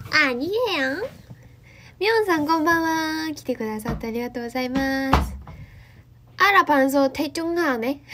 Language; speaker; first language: Korean; non-native, learner; Japanese